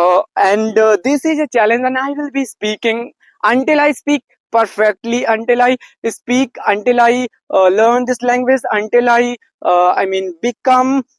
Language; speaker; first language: English; non-native, learner; Hindi